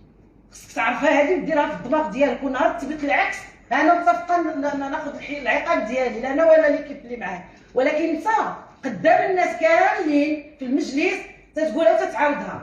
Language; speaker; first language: Arabic; native; Arabic